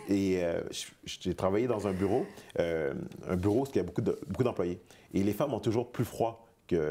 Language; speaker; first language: French; native; French